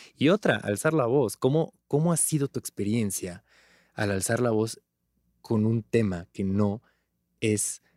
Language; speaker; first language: Spanish; native; Spanish